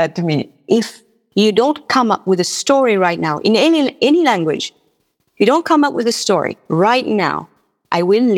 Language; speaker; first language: English; non-native, fluent; Morisyen